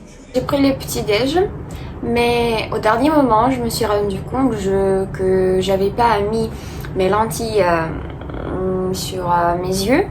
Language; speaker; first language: French; non-native, fluent; Russian